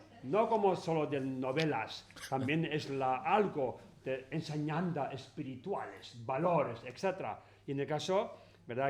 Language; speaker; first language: Spanish; non-native, learner; Tibetan